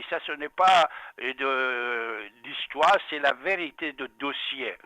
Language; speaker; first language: French; non-native, fluent; Persian